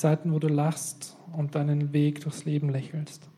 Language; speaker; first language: German; native; German